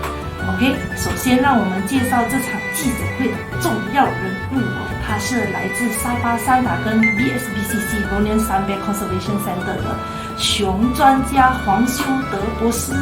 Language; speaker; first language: Chinese; native; Chinese